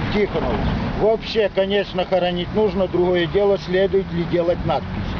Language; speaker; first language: Russian; non-native, local second language; Ukrainian